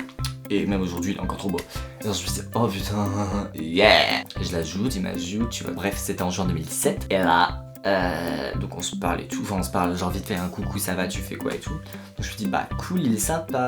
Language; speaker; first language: French; native; French